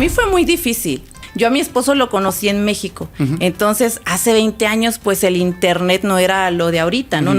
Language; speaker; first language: Spanish; native; Spanish